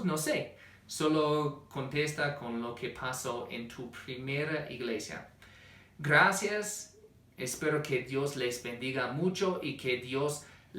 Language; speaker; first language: Spanish; non-native, fluent; English